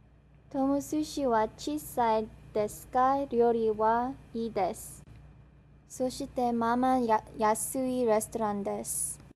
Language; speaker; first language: Japanese; non-native, learner; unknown